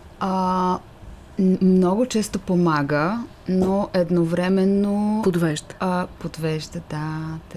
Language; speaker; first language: Bulgarian; non-native, fluent; Polish